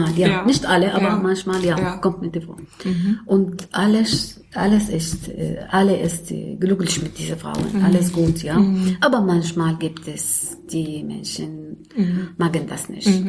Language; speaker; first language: German; non-native, learner; Arabic